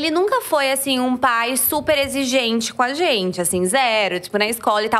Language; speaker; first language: Portuguese; native; Portuguese